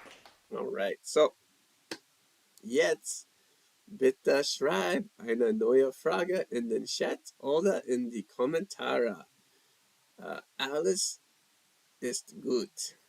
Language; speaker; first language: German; non-native, learner; English